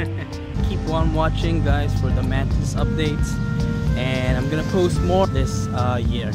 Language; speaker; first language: English; non-native, local second language; Filipino